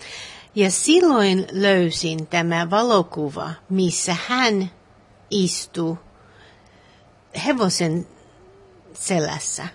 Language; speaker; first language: Finnish; non-native, learner; English